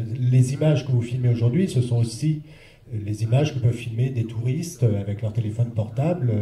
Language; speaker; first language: French; native; French